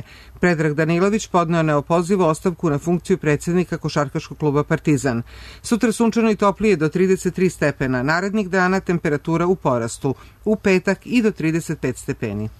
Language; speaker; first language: Serbian; native; Serbian